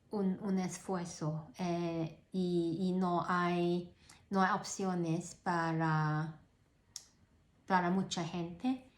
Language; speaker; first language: Spanish; non-native, learner; Cantonese